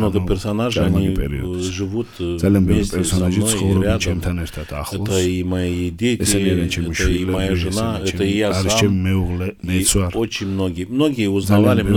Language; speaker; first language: Russian; non-native, local second language; Georgian